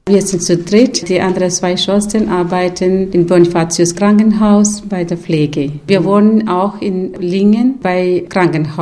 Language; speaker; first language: German; non-native, learner; Malayalam